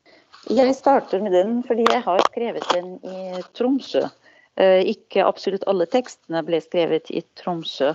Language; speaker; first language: Norwegian; non-native, fluent; Arabic